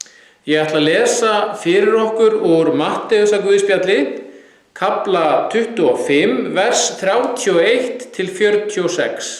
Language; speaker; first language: Icelandic; native; Icelandic